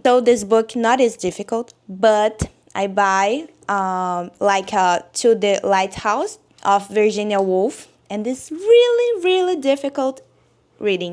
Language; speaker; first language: English; non-native, learner; Portuguese